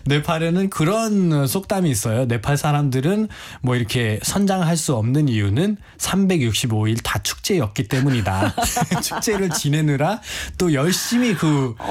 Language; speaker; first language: Korean; non-native, fluent; Nepali